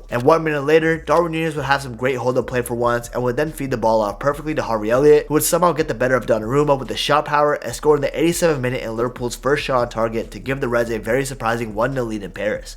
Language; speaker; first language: English; native; English